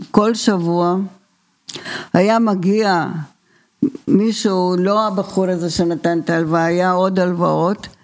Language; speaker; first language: Hebrew; early bilingual, other home language; Bulgarian